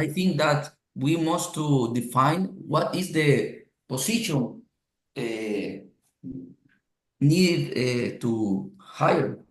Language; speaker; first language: English; non-native, learner; Spanish